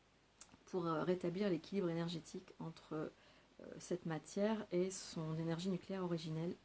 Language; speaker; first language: French; native; French